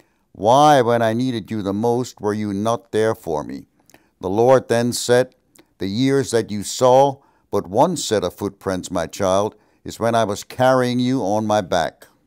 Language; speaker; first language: English; early bilingual, other home language; German